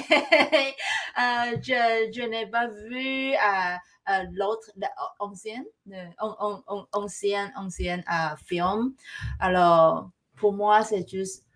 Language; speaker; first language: French; non-native, learner; Chinese